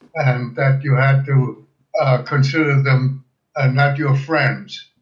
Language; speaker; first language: English; early bilingual, other home language; German